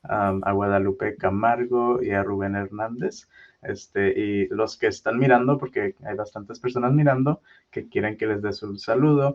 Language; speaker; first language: Spanish; native; Spanish